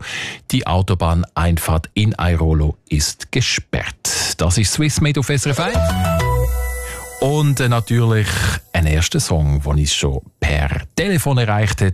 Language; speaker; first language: German; native; German